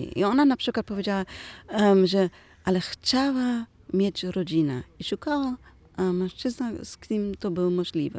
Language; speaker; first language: Polish; non-native, learner; German